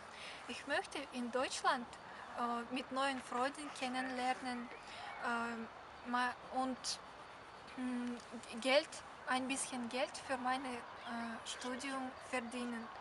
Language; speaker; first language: German; non-native, learner; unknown